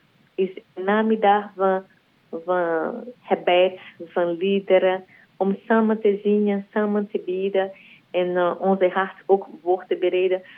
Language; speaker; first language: Dutch; non-native, learner; Portuguese